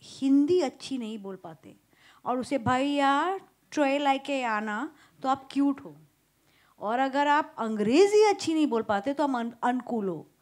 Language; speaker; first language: Hindi; native; Hindi